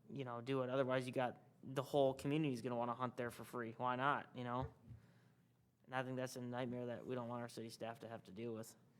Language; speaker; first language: English; native; English